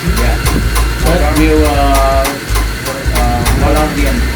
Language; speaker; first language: English; non-native, learner; Vietnamese